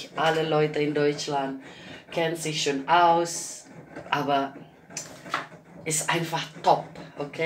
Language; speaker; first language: German; non-native, learner; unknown